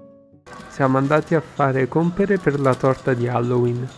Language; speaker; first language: Italian; non-native, learner; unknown